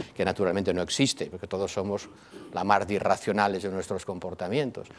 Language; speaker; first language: Spanish; non-native, local second language; Catalan